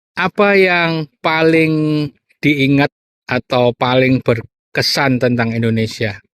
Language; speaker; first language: Indonesian; native; Indonesian